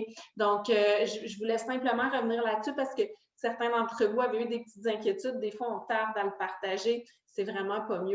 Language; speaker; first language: French; native; French